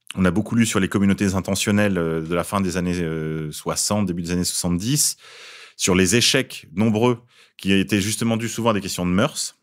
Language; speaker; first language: French; native; French